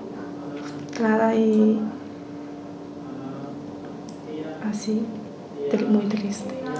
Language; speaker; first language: Spanish; non-native, learner; Chinese